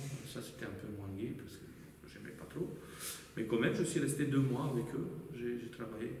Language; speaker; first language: French; non-native, fluent; Romanian